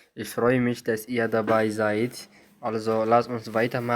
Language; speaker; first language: German; non-native, fluent; Somali